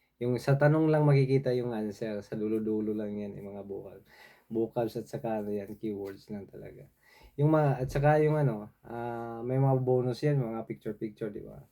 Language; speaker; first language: Filipino; non-native, local second language; Cebuano